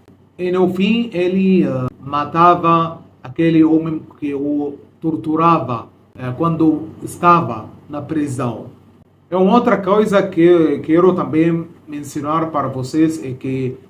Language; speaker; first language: Portuguese; non-native, fluent; Arabic